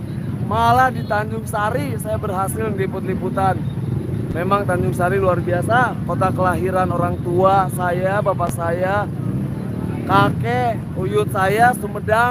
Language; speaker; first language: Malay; non-native, local second language; Sundanese